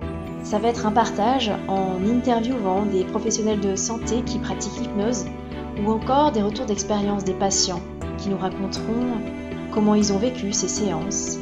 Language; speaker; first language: French; native; French